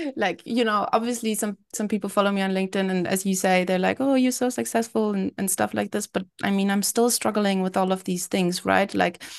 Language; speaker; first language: English; non-native, fluent; German